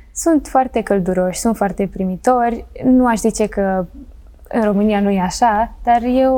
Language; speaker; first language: Romanian; early bilingual, heritage; Romanian